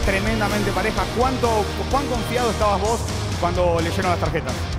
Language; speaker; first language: Spanish; native; Spanish